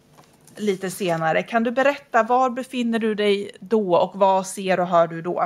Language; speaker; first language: Swedish; native; Swedish